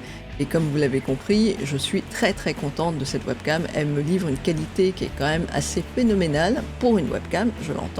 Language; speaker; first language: French; native; French